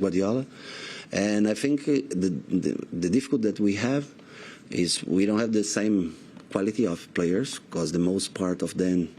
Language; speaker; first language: English; non-native, learner; Portuguese